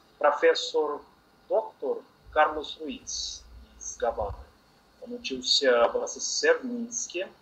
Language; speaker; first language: Russian; non-native, learner; Portuguese